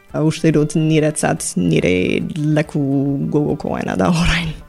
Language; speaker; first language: Basque; non-native, learner; English